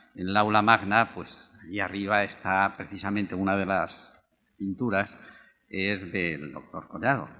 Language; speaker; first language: Spanish; native; Spanish